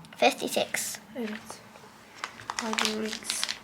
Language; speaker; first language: Turkish; early bilingual, heritage; Turkish